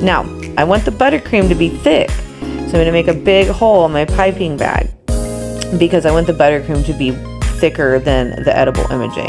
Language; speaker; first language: English; native; English